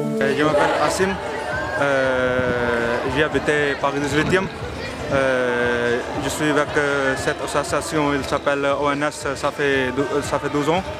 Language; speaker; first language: French; non-native, learner; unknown